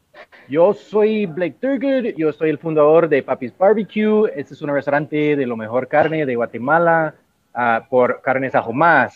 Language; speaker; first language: Spanish; non-native, learner; English